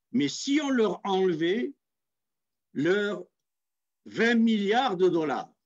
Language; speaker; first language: French; non-native, local second language; Kabyle